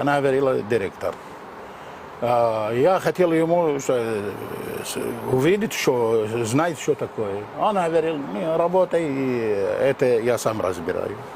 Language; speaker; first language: Russian; non-native, learner; Arabic